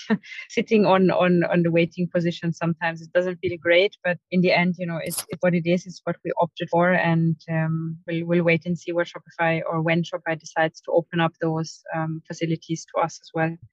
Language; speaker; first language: English; non-native, fluent; German